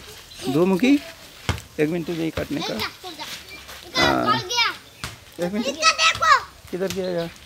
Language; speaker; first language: Hindi; non-native, local second language; Malayalam